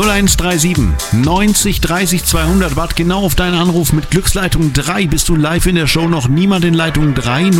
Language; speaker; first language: German; native; German